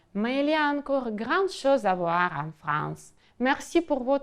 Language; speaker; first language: French; non-native, fluent; Ukrainian